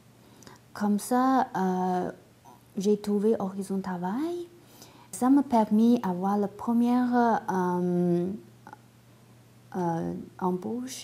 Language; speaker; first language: French; non-native, learner; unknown